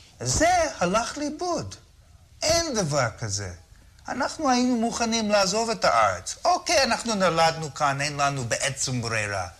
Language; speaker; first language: Hebrew; non-native, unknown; English